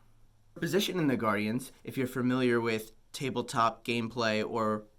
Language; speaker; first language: English; native; English